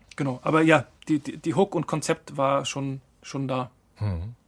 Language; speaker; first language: German; native; German